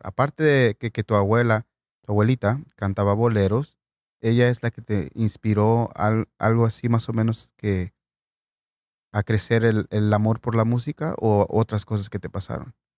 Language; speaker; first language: Spanish; native; Spanish